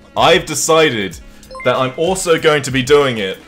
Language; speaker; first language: English; native; English